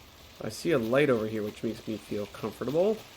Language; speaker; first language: English; native; English